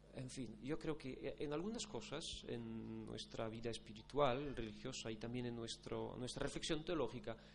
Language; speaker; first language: Spanish; non-native, fluent; Polish